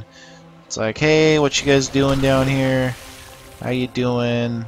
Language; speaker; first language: English; native; English